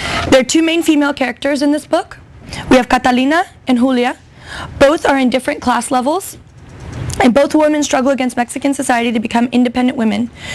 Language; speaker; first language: English; native; English